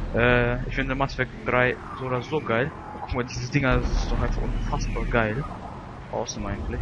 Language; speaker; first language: German; native; German